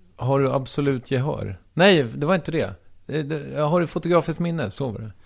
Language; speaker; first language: Swedish; native; Swedish